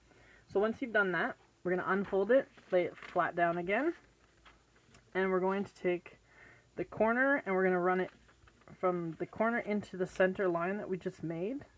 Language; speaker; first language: English; native; English